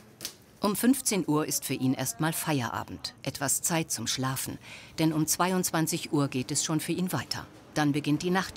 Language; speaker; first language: German; native; German